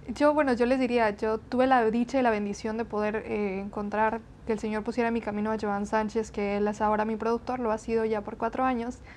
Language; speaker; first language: Spanish; native; Spanish